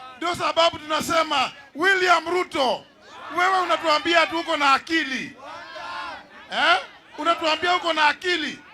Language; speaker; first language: Swahili; non-native, local second language; Kikuyu